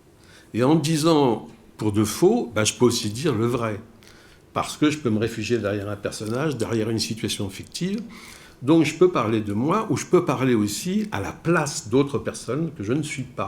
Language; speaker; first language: French; native; French